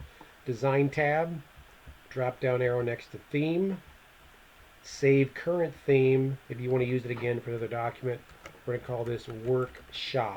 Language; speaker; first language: English; native; English